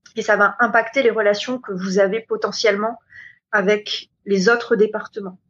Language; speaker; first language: French; native; French